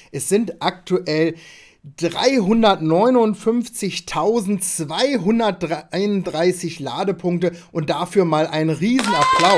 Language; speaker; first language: German; native; German